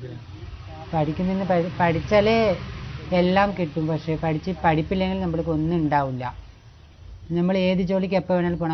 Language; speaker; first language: Malayalam; non-native, learner; Tamil